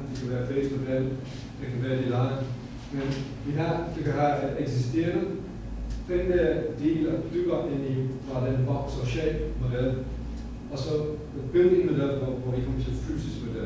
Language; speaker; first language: Danish; non-native, fluent; English